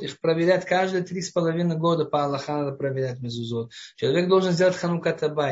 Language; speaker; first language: Russian; non-native, fluent; Hebrew